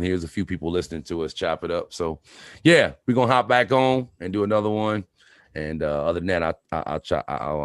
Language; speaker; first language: English; native; English